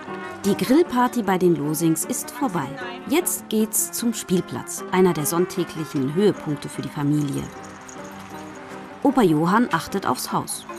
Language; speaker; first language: German; native; German